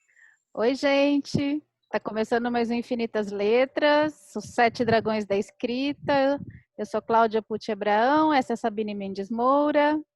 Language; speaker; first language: Portuguese; native; Portuguese